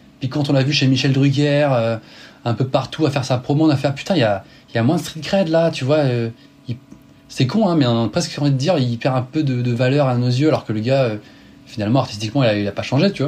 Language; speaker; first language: French; native; French